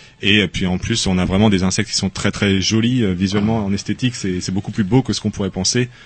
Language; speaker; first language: French; native; French